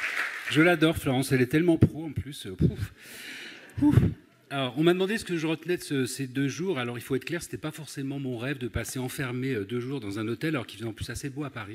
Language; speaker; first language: French; native; French